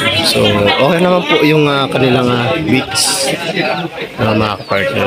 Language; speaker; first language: Filipino; native; Filipino